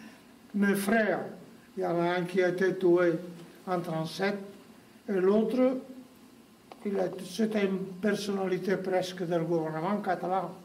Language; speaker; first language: French; non-native, fluent; Spanish